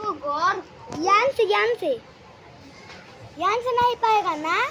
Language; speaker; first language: Hindi; non-native, learner; Bangla